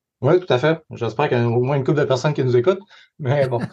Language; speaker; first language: French; native; French